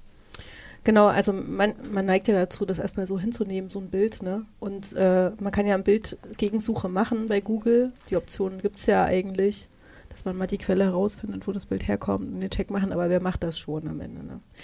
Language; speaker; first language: German; native; German